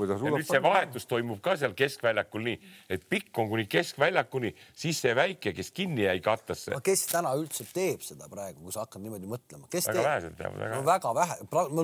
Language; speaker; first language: Estonian; native; Estonian